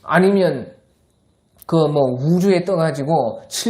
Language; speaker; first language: Korean; native; Korean